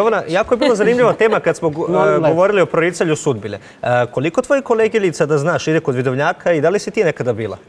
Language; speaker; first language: Serbian; native; Serbian